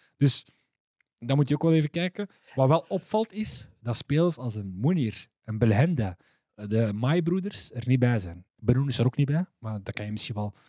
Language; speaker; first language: Dutch; early bilingual, other home language; Arabic